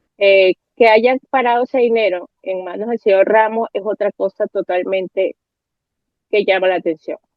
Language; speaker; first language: Spanish; native; Spanish